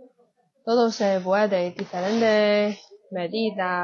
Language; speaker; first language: Spanish; non-native, learner; Chinese